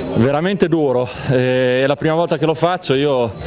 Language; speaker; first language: Italian; native; Italian